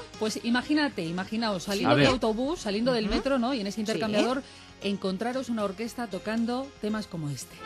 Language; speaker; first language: Spanish; native; Spanish